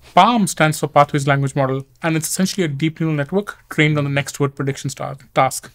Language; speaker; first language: English; non-native, local second language; Hindi